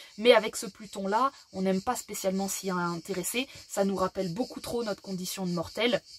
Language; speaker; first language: French; native; French